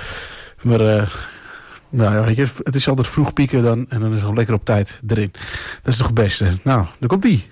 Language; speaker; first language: Dutch; native; Dutch